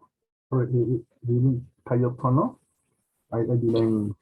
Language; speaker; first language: English; non-native, learner; Spanish